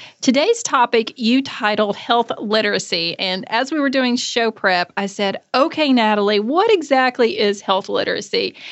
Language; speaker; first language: English; native; English